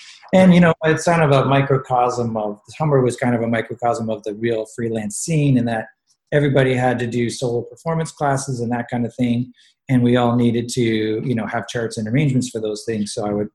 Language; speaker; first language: English; native; English